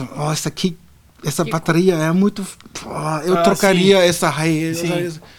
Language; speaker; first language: Portuguese; non-native, fluent; German